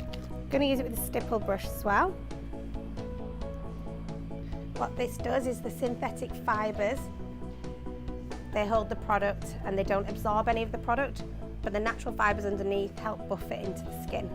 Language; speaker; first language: English; native; English